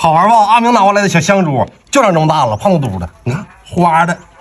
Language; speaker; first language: Chinese; native; Chinese